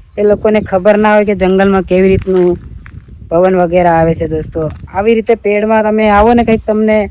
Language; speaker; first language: Gujarati; non-native, local second language; Bhili